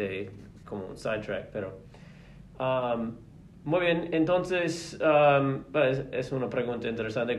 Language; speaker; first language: Spanish; non-native, fluent; English